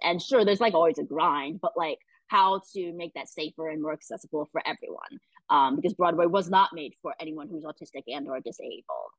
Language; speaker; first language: English; native; English